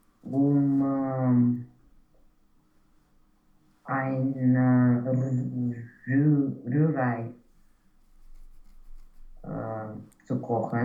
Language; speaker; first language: German; non-native, learner; Romanian